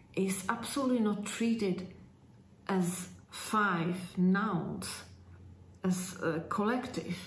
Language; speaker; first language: English; non-native, fluent; Czech